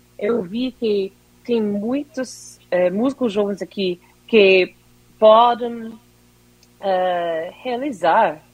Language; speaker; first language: Portuguese; non-native, fluent; English